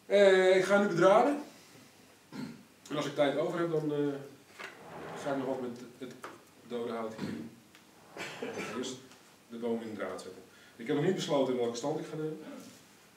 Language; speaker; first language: Dutch; native; Dutch